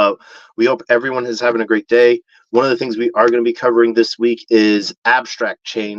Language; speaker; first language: English; native; English